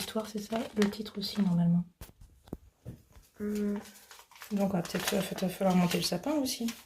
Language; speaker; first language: French; native; French